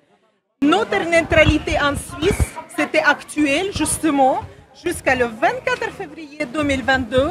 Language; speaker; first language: French; non-native, learner; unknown